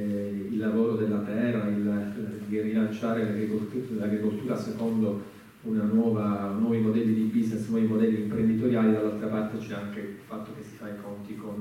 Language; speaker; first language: Italian; native; Italian